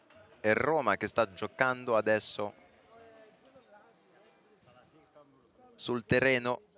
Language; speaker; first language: Italian; non-native, fluent; French